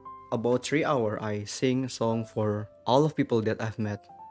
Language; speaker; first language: English; non-native, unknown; Indonesian